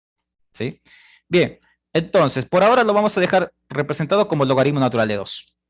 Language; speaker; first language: Spanish; native; Spanish